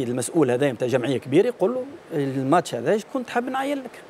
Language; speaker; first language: Arabic; native; Arabic